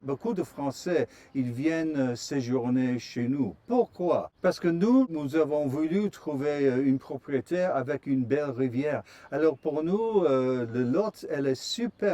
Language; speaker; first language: French; non-native, fluent; English